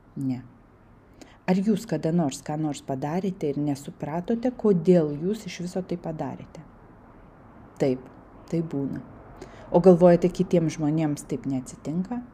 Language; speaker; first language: Lithuanian; non-native, local second language; Russian